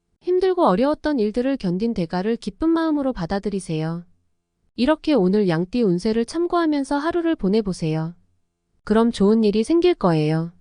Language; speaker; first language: Korean; native; Korean